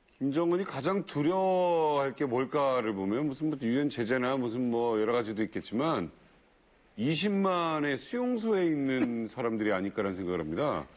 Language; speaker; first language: Korean; native; Korean